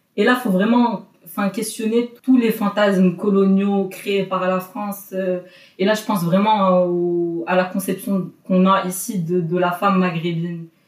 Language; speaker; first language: French; non-native, local second language; Arabic